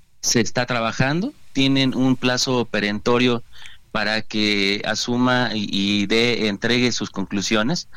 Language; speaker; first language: Spanish; native; Spanish